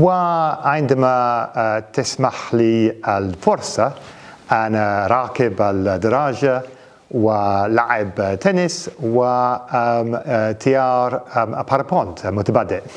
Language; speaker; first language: Arabic; non-native, fluent; English